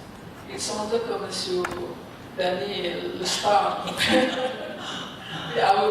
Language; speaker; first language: French; non-native, fluent; Indonesian